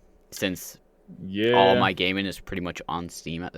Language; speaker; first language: English; native; English